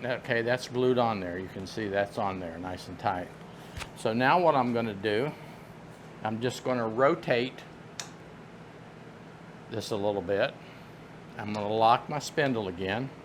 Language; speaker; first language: English; native; English